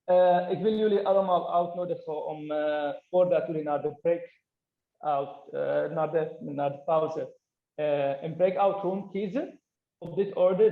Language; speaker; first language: Dutch; non-native, fluent; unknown